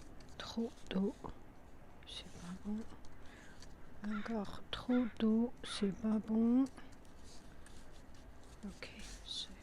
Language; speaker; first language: French; non-native, fluent; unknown